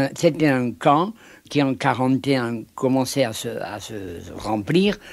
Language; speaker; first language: French; native; French